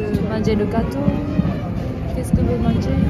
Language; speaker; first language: French; non-native, learner; Japanese